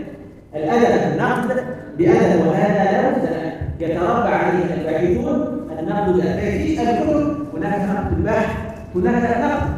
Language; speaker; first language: Arabic; native; Arabic